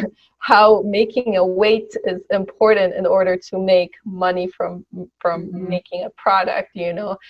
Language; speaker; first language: English; early bilingual, other home language; Polish